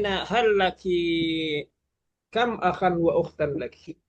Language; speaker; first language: Arabic; non-native, fluent; Malay